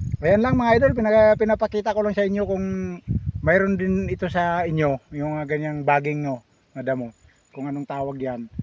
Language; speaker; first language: Filipino; non-native, local second language; Surigaonon